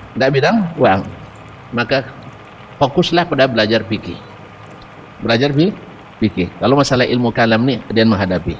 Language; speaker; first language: Malay; non-native, local second language; Minangkabau